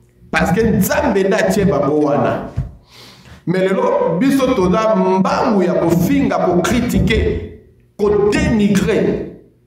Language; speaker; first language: French; non-native, local second language; Lingala